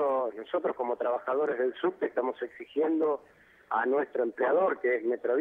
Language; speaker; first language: Spanish; native; Spanish